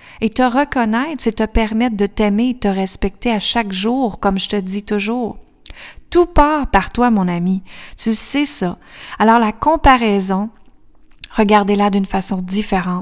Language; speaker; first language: French; native; French